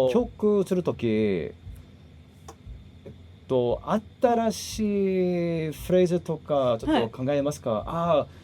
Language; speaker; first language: Japanese; non-native, learner; English